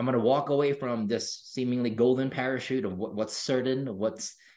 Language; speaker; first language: English; non-native, local second language; Filipino